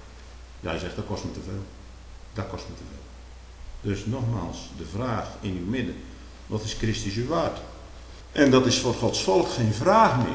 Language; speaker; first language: Dutch; native; Dutch